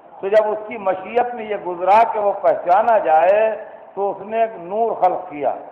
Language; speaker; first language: Urdu; native; Urdu